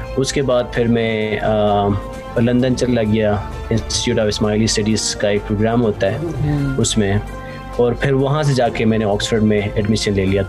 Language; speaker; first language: Urdu; non-native, local second language; Khowar